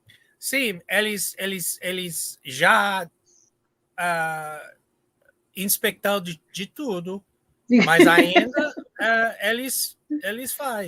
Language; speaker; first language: Portuguese; non-native, learner; English